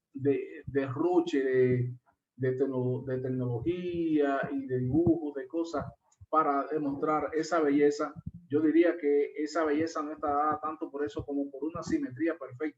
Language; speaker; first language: Spanish; native; Spanish